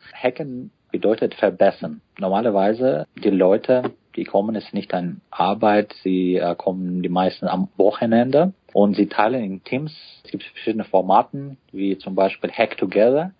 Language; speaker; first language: German; non-native, fluent; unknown